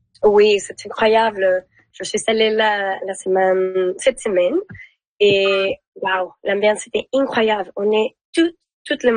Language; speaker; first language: French; non-native, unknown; Spanish